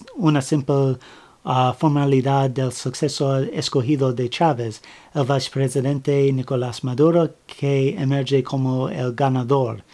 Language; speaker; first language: Spanish; non-native, learner; English